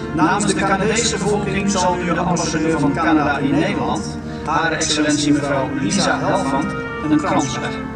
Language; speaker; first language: Dutch; native; Dutch